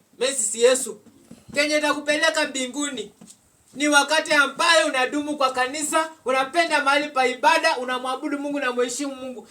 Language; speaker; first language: Swahili; non-native, local second language; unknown